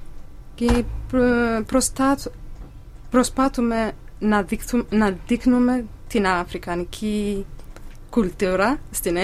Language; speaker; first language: Greek; non-native, learner; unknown